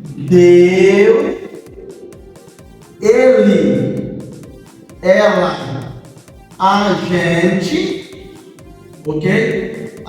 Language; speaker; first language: Portuguese; non-native, fluent; Haitian Creole